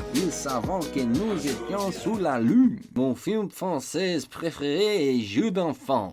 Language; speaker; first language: French; non-native, learner; English